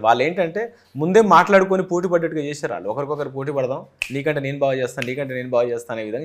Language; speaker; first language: Telugu; native; Telugu